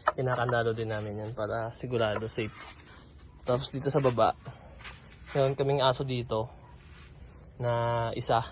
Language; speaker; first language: Filipino; native; Filipino